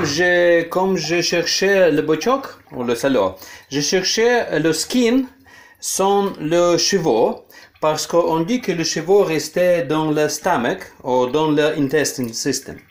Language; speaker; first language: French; non-native, learner; Ukrainian